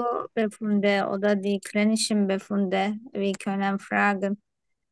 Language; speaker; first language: German; non-native, learner; Turkish